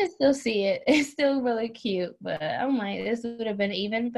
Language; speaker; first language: English; native; English